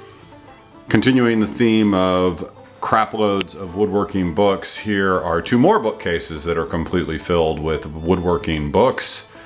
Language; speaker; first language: English; native; English